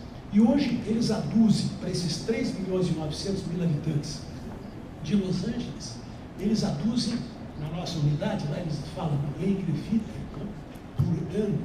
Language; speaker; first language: Portuguese; native; Portuguese